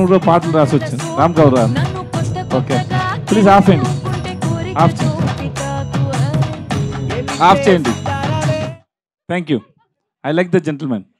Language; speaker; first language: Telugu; non-native, learner; Tamil